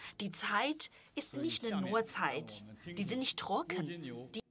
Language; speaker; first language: German; non-native, fluent; Chinese